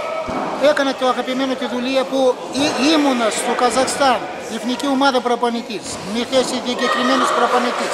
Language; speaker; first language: Greek; non-native, learner; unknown